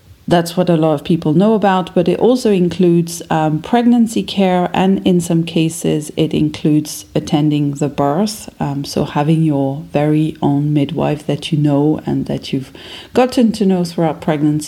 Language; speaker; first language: English; non-native, fluent; French